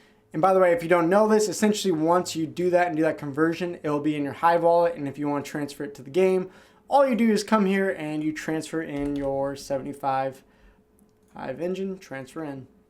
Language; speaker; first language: English; native; English